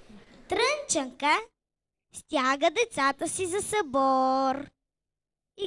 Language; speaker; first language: Bulgarian; native; Bulgarian